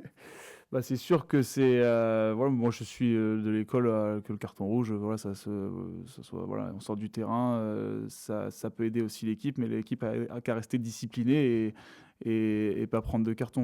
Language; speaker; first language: French; native; French